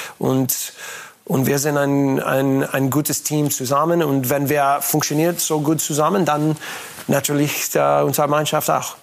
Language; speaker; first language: German; non-native, learner; English